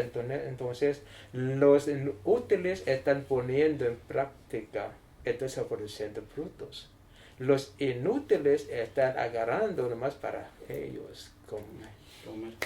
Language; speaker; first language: Spanish; non-native, learner; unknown